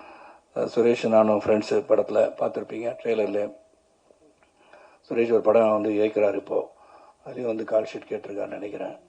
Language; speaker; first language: Tamil; native; Tamil